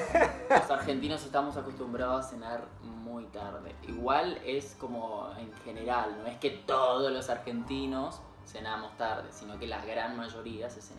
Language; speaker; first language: Spanish; native; Spanish